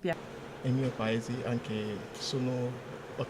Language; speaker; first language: Italian; non-native, learner; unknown